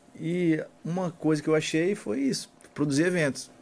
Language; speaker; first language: Portuguese; native; Portuguese